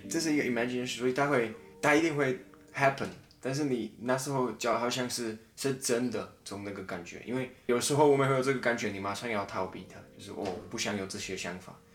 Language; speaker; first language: Chinese; non-native, fluent; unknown